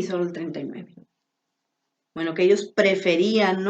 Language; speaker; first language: Spanish; native; Spanish